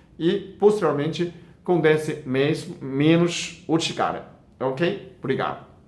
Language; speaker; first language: Portuguese; non-native, fluent; Chinese